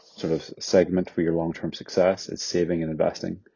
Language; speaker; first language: English; native; English